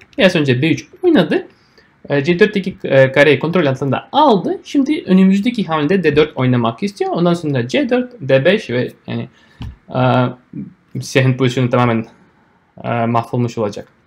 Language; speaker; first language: Turkish; non-native, fluent; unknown